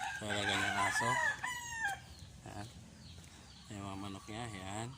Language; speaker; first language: Filipino; native; Filipino